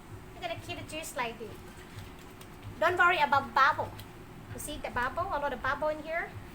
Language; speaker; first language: English; non-native, learner; Thai